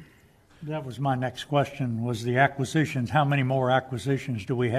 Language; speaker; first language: English; native; English